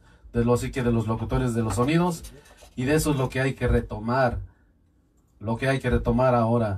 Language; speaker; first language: Spanish; native; Spanish